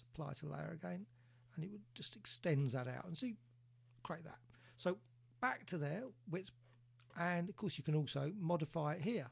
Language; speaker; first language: English; native; English